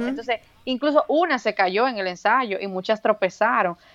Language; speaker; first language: Spanish; native; Spanish